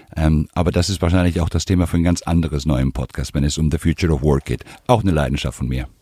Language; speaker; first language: German; non-native, fluent; Spanish